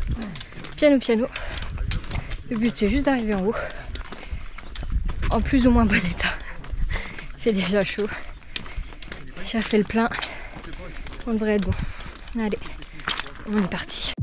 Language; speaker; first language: French; native; French